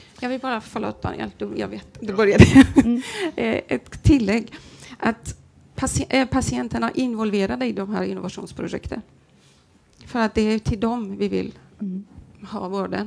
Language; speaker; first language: Swedish; non-native, fluent; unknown